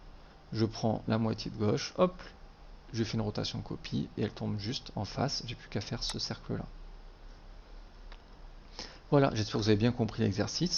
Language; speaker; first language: French; native; French